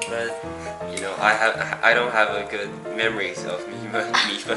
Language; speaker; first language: English; non-native, fluent; Chinese